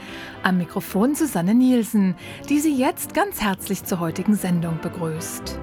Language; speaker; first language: German; native; German